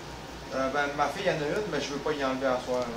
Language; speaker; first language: French; native; French